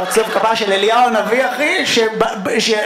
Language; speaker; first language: Hebrew; native; Hebrew